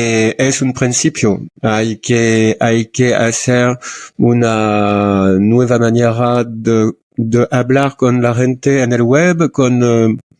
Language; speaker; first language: Spanish; non-native, learner; French